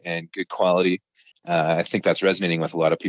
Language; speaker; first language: English; native; English